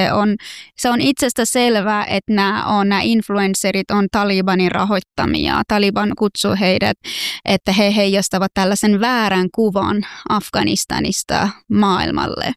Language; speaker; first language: Finnish; early bilingual, other home language; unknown